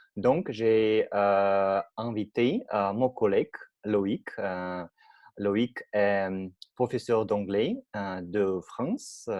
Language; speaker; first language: French; non-native, learner; Russian